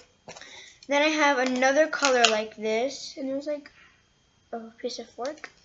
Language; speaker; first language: English; native; English